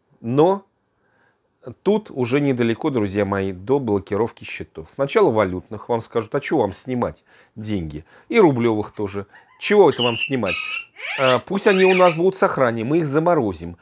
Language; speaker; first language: Russian; native; Russian